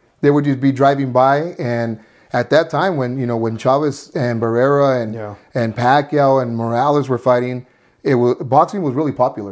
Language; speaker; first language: English; early bilingual, other home language; Spanish